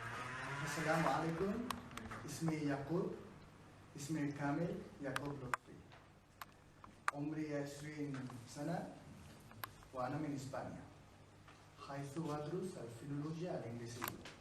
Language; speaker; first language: Arabic; non-native, learner; Spanish